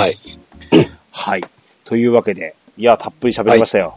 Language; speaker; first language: Japanese; native; Japanese